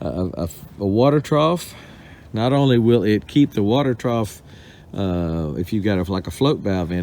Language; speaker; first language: English; native; English